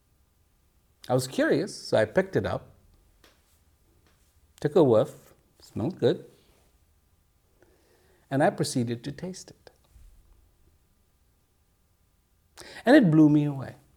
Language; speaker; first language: English; non-native, local second language; Hindi